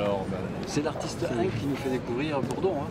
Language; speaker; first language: French; native; French